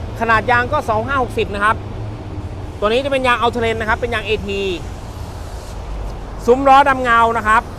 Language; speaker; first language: Thai; native; Thai